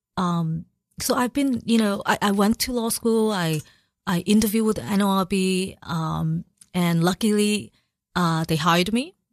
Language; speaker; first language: English; early bilingual, other home language; Cantonese